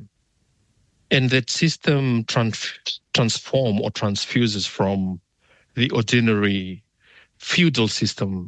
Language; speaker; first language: English; non-native, fluent; Fijian